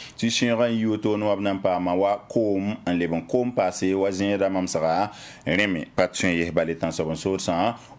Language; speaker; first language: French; non-native, local second language; Mossi